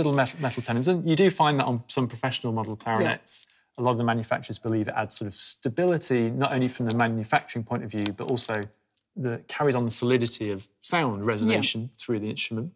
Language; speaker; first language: English; native; English